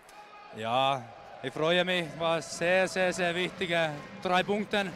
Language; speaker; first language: German; non-native, learner; Finnish